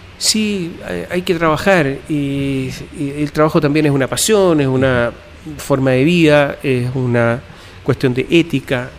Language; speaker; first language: Spanish; native; Spanish